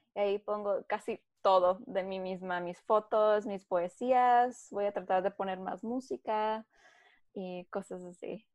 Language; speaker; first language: Spanish; early bilingual, heritage; Spanish